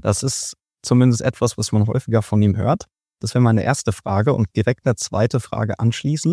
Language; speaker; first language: German; native; German